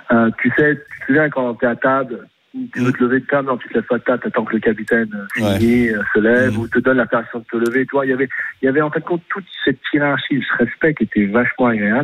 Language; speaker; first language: French; native; French